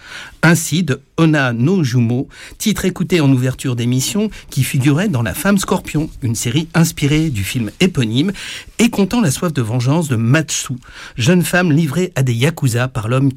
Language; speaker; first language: French; native; French